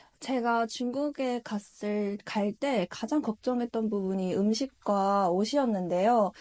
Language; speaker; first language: Korean; native; Korean